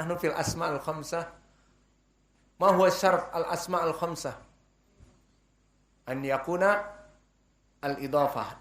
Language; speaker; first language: Arabic; non-native, fluent; Indonesian